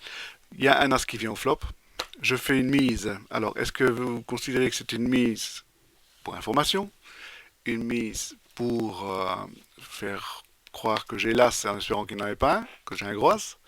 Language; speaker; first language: French; native; French